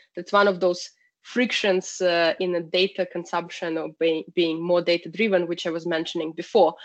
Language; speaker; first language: English; non-native, fluent; Russian